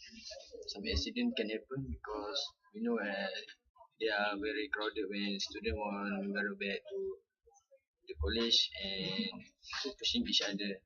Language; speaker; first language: English; non-native, local second language; Malay